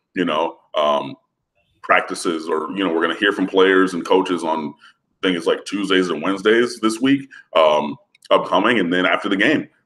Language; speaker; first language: English; native; English